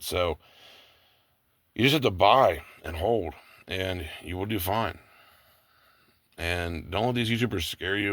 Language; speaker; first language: English; native; English